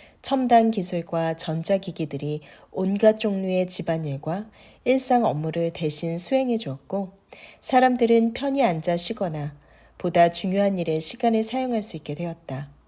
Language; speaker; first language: Korean; native; Korean